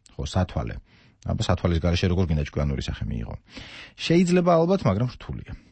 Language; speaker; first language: Georgian; native; Georgian